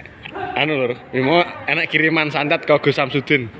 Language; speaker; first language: Indonesian; non-native, local second language; Javanese